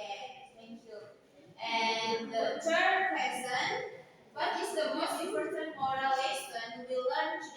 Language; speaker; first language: English; non-native, learner; Indonesian